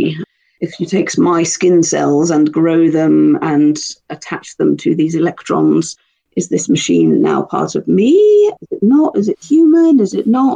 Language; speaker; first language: English; native; English